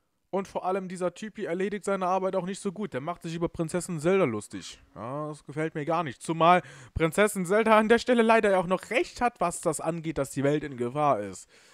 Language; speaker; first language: German; native; German